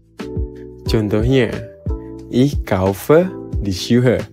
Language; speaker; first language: German; non-native, fluent; Indonesian